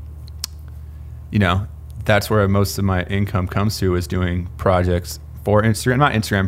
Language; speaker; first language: English; native; English